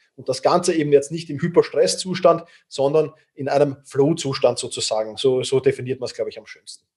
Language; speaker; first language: German; native; German